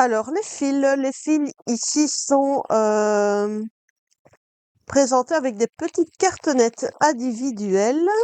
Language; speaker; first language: French; native; French